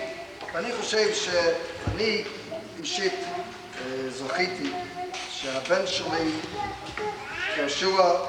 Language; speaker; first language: Hebrew; non-native, fluent; English